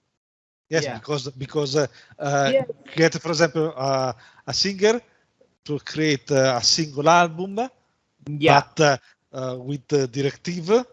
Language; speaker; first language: English; non-native, learner; Italian